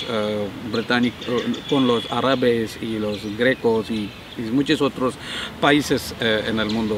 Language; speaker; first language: Spanish; non-native, learner; Malayalam